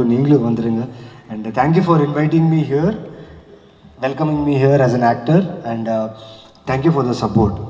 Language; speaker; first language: Tamil; non-native, fluent; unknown